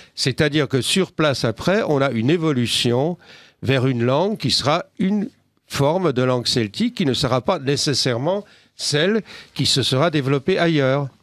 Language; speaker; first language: French; native; French